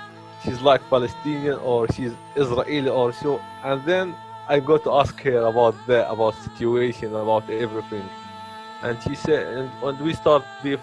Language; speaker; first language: English; non-native, learner; Arabic